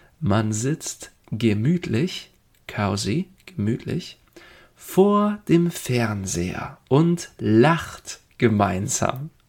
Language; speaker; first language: German; native; German